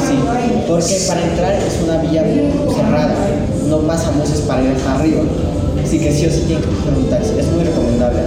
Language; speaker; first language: Spanish; native; Spanish